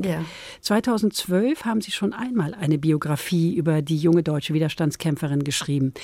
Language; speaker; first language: German; native; German